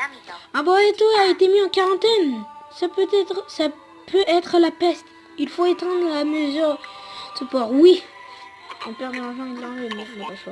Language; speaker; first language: French; native; French